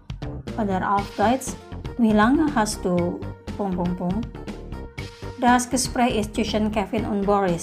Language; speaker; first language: German; non-native, fluent; Indonesian